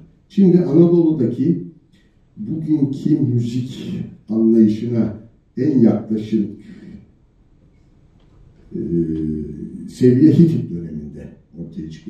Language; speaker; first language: Turkish; native; Turkish